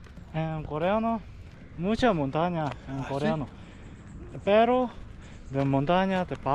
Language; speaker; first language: Spanish; non-native, learner; Korean